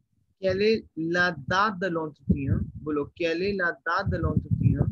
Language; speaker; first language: French; non-native, fluent; Hindi